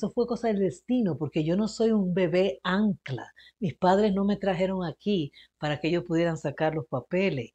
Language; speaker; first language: Spanish; early bilingual, heritage; Spanish